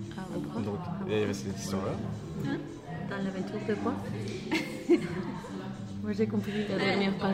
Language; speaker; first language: French; non-native, learner; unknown